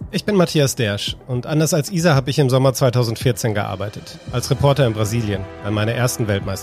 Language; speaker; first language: German; native; German